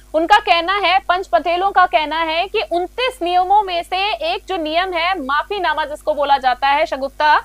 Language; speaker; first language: Hindi; native; Hindi